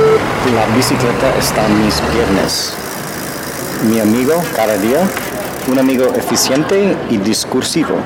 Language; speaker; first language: Spanish; non-native, learner; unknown